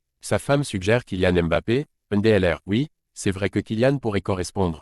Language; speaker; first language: French; native; French